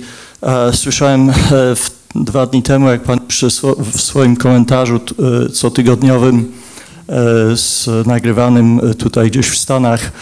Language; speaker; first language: Polish; native; Polish